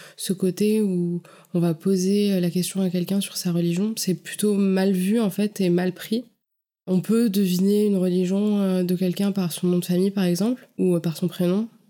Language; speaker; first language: French; native; French